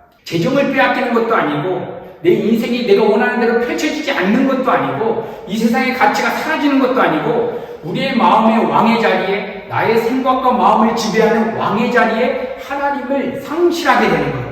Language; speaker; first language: Korean; native; Korean